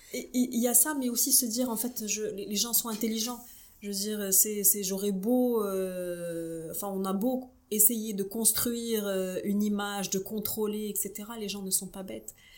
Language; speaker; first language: French; non-native, local second language; Arabic